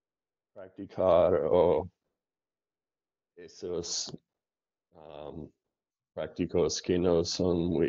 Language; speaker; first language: Spanish; non-native, learner; English